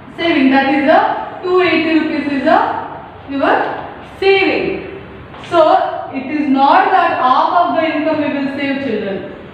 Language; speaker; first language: English; non-native, local second language; Kannada